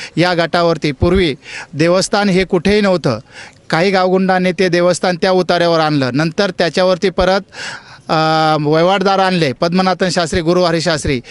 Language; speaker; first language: Marathi; native; Marathi